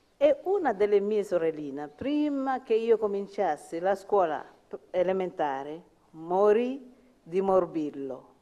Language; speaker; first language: Italian; non-native, fluent; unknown